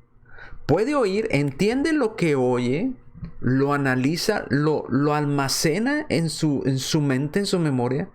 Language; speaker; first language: Spanish; native; Spanish